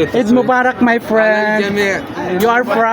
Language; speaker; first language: English; non-native, learner; Filipino